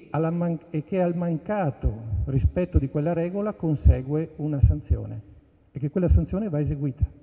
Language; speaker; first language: Italian; native; Italian